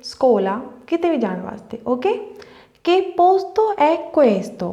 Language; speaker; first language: Italian; non-native, fluent; Punjabi